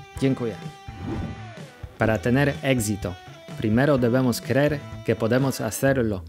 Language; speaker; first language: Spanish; non-native, fluent; Polish